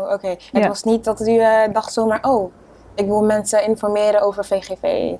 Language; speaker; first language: Dutch; native; Dutch